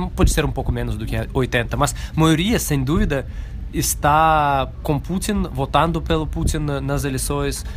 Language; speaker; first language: Portuguese; non-native, learner; Russian